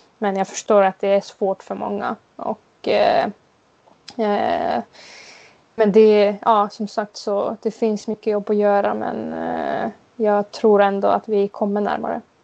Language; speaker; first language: Swedish; non-native, local second language; Finnish